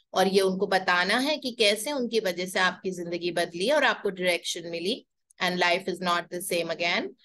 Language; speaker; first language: Hindi; native; Hindi